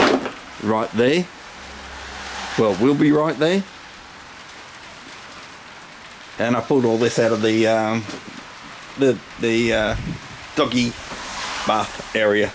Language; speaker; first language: English; native; English